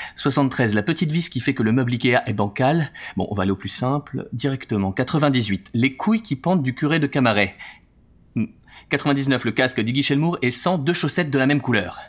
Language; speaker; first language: French; native; French